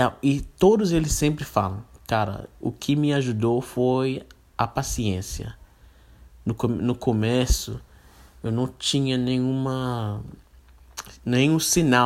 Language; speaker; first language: Portuguese; non-native, fluent; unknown